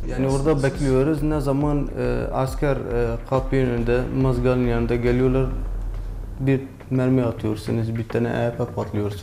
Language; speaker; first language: Turkish; non-native, learner; Kurdish